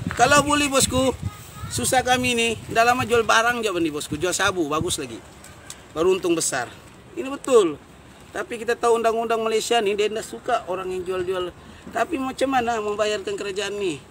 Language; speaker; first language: Malay; non-native, local second language; Central Dusun